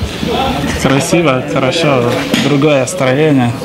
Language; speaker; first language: Russian; non-native, learner; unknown